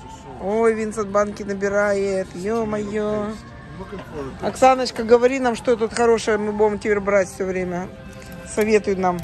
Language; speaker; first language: Russian; native; Russian